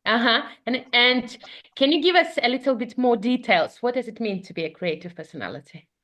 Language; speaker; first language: English; non-native, fluent; Ukrainian